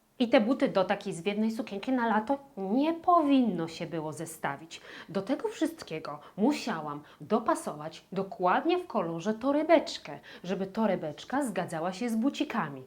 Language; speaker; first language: Polish; native; Polish